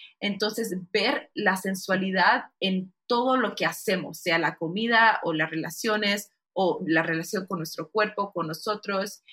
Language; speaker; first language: Spanish; early bilingual, heritage; Spanish